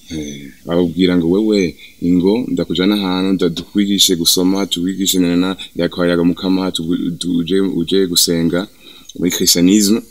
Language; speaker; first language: Rundi; early bilingual, heritage; Rundi